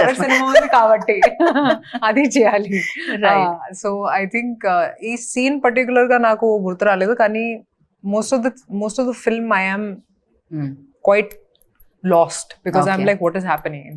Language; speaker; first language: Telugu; non-native, local second language; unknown